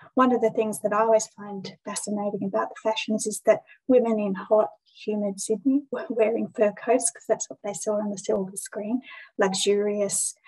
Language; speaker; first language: English; native; English